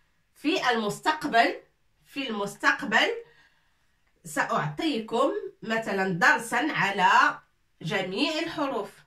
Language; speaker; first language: Arabic; non-native, fluent; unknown